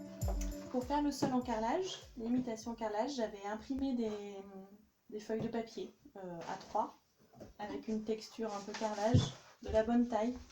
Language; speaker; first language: French; native; French